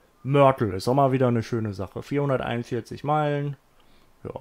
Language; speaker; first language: German; native; German